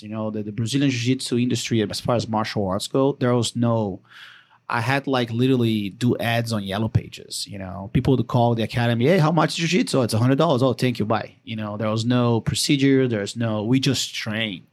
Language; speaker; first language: English; non-native, fluent; Portuguese